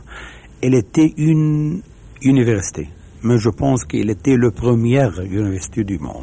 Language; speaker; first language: French; non-native, fluent; Arabic